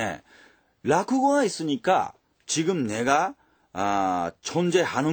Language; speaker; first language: Korean; early bilingual, heritage; Japanese